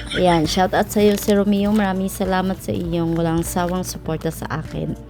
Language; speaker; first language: Filipino; non-native, local second language; Cebuano